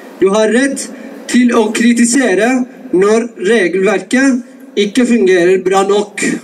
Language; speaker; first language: Norwegian; non-native, fluent; Persian